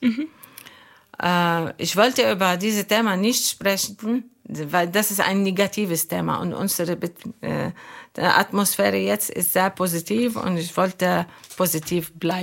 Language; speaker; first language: German; non-native, learner; Arabic